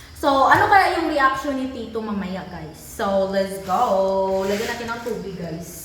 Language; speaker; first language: Filipino; non-native, local second language; Cebuano